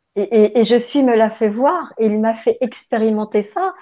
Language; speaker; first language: French; native; French